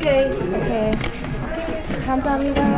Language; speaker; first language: Korean; non-native, learner; English